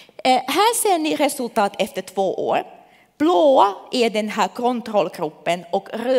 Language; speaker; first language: Swedish; non-native, local second language; Finnish